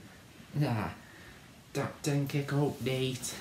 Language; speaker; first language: Dutch; non-native, learner; English